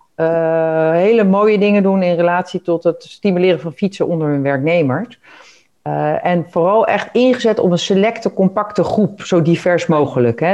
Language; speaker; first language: Dutch; native; Dutch